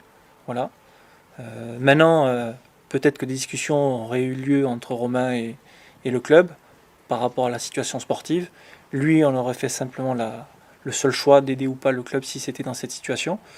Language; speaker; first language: French; native; French